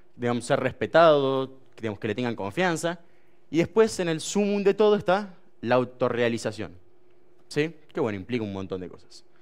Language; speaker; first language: Spanish; native; Spanish